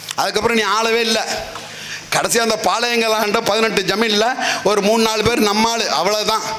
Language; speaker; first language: Tamil; native; Tamil